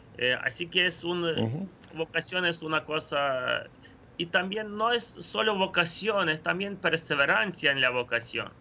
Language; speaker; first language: Spanish; non-native, fluent; Ukrainian